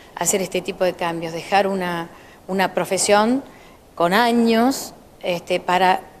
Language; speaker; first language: Spanish; native; Spanish